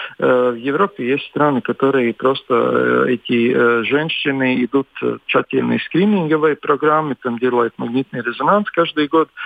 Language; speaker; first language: Russian; non-native, local second language; Latvian